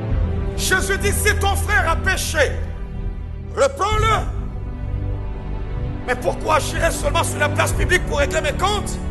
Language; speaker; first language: French; non-native, local second language; Haitian Creole